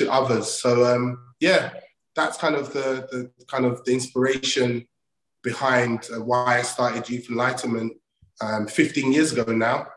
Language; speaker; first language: English; native; English